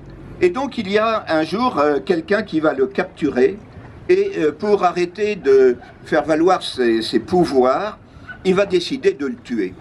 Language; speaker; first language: French; native; French